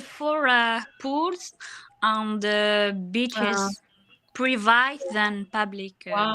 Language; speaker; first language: English; non-native, learner; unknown